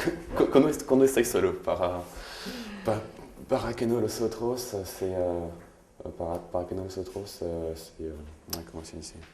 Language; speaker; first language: Spanish; non-native, learner; French